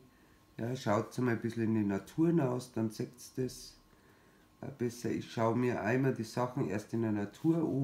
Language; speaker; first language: German; native; German